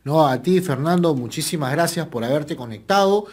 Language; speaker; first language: Spanish; native; Spanish